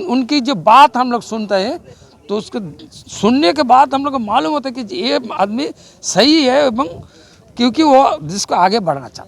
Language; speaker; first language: Hindi; non-native, local second language; Bangla